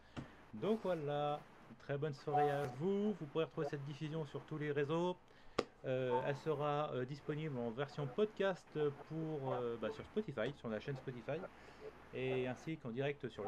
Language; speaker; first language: French; native; French